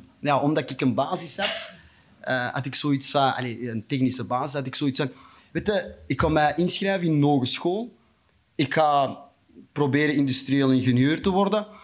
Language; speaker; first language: Dutch; non-native, local second language; Turkish